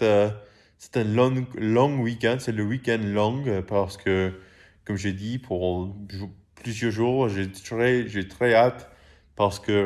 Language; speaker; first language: French; non-native, learner; English